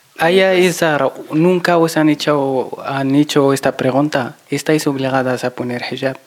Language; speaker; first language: Spanish; non-native, fluent; Arabic